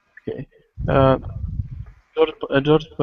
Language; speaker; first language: Russian; non-native, learner; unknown